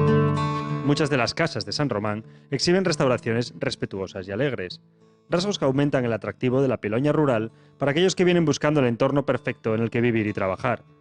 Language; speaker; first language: Spanish; native; Spanish